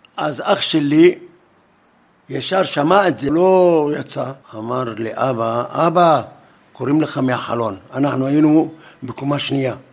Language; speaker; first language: Hebrew; non-native, fluent; Arabic